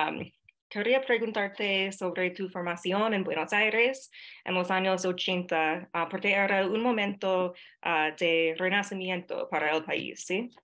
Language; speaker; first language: Spanish; non-native, fluent; English